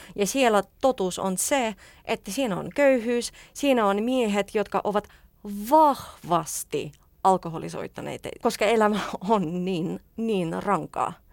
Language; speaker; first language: Finnish; non-native, fluent; Russian